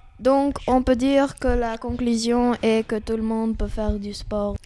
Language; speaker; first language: French; non-native, learner; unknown